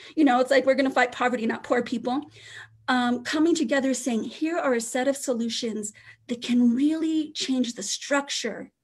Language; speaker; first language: English; native; English